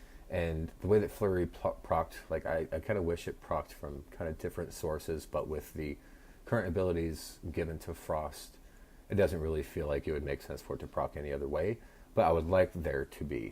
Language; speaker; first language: English; native; English